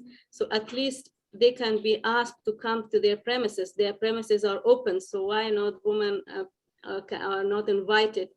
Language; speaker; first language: English; non-native, fluent; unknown